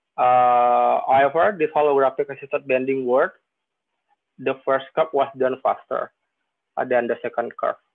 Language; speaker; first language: English; non-native, fluent; Indonesian